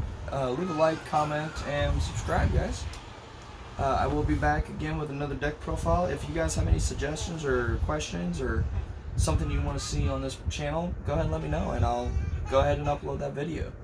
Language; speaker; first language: English; native; English